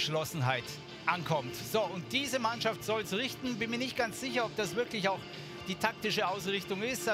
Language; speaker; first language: German; native; German